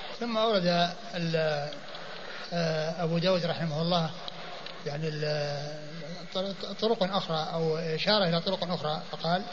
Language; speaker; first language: Arabic; native; Arabic